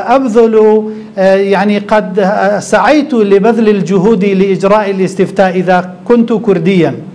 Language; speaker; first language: Arabic; non-native, local second language; Kurdish